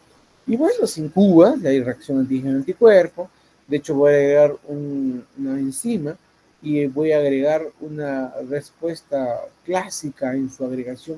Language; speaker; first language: Spanish; native; Spanish